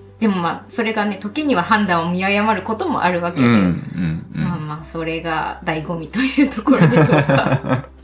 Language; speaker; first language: Japanese; native; Japanese